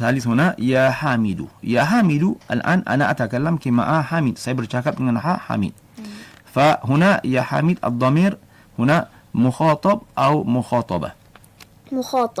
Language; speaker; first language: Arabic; non-native, fluent; Malay